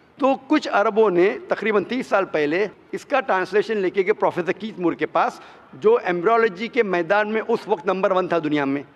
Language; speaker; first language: Hindi; non-native, local second language; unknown